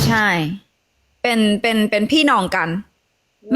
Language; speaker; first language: Thai; early bilingual, heritage; Thai